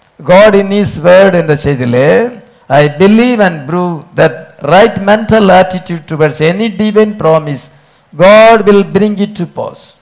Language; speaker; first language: English; non-native, local second language; Tamil